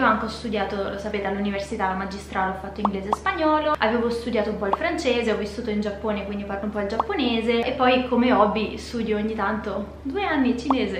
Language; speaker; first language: Italian; native; Italian